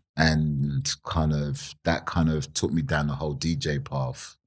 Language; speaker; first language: English; native; English